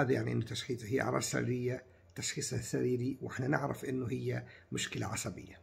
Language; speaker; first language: Arabic; native; Arabic